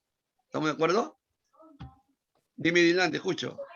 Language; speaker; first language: Spanish; native; Spanish